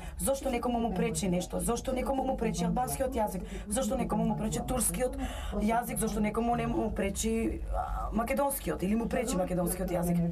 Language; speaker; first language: Macedonian; non-native, local second language; Albanian